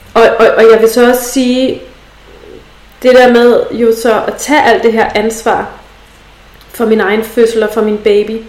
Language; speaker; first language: Danish; native; Danish